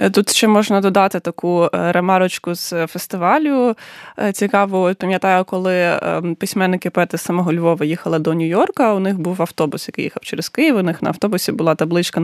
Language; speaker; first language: Ukrainian; native; Ukrainian